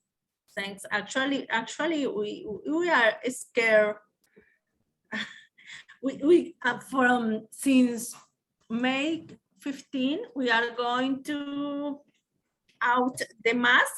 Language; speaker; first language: English; non-native, learner; Spanish